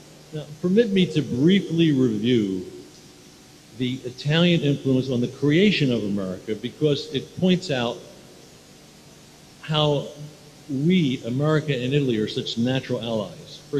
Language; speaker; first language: English; native; English